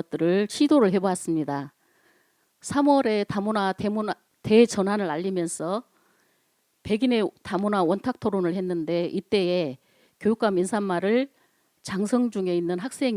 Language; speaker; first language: Korean; native; Korean